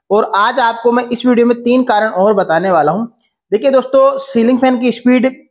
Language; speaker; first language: Hindi; native; Hindi